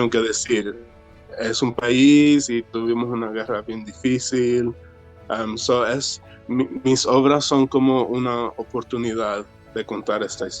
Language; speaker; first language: Spanish; early bilingual, heritage; Spanish